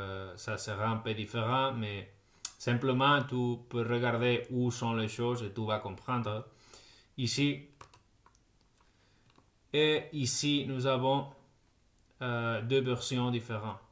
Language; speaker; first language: French; non-native, fluent; Spanish